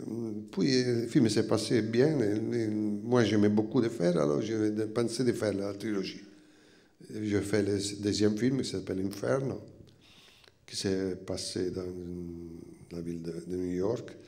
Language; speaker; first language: French; non-native, fluent; Italian